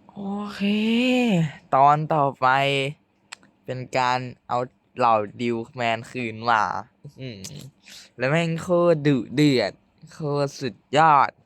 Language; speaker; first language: Thai; native; Thai